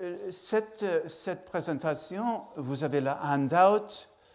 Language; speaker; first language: French; non-native, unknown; English